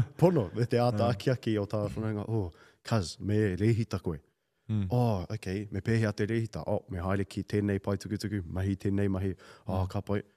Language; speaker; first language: Māori; native; Māori